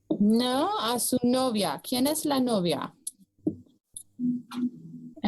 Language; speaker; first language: Spanish; non-native, fluent; English